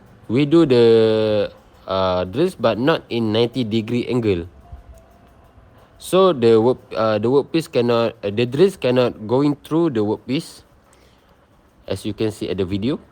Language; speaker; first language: English; non-native, local second language; Malay